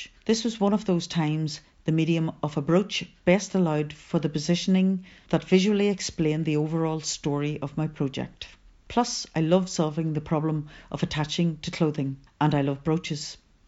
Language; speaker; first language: English; native; English